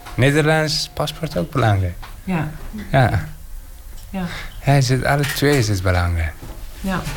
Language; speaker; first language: Dutch; non-native, learner; Persian